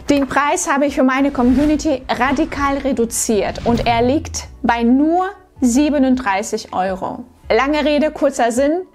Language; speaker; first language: German; non-native, fluent; Russian